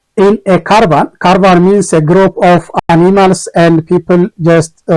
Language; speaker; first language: English; non-native, local second language; Amharic